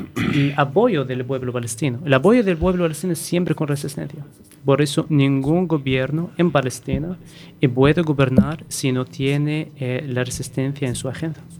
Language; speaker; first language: Spanish; non-native, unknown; Arabic